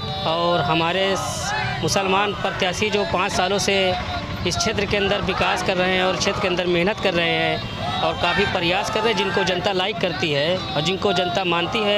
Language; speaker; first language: Hindi; native; Hindi